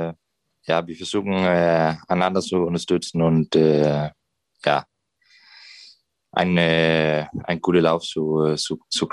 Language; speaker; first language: German; non-native, fluent; Danish